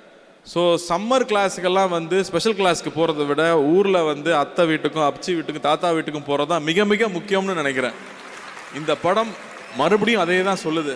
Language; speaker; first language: Tamil; native; Tamil